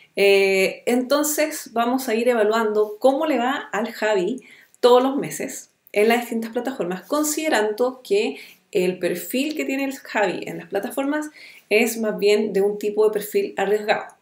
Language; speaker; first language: Spanish; native; Spanish